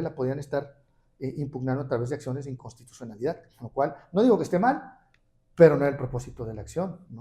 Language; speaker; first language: Spanish; native; Spanish